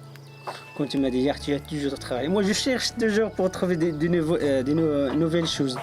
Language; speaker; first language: French; non-native, local second language; Tachelhit